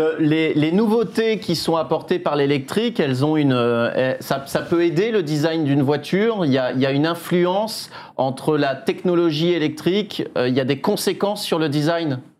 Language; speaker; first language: French; native; French